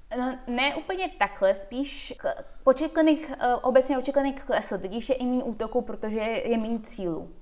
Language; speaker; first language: Czech; early bilingual, heritage; Czech